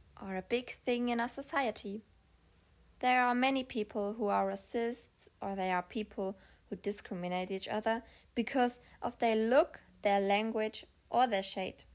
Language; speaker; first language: English; non-native, fluent; German